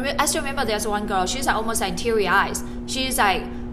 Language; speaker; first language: English; non-native, fluent; Chinese